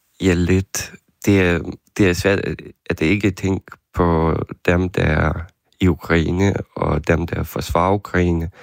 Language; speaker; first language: Danish; non-native, fluent; Ukrainian